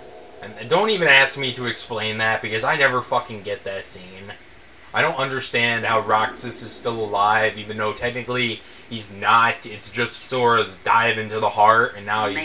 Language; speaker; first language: English; native; English